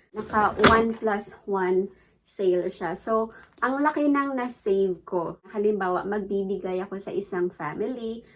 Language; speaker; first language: Filipino; native; Filipino